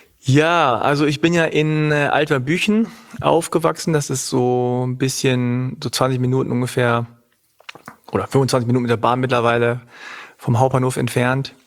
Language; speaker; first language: German; native; German